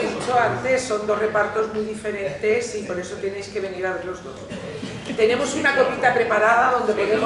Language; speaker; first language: Spanish; native; Spanish